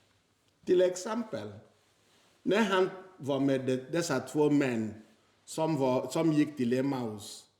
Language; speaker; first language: Swedish; non-native, fluent; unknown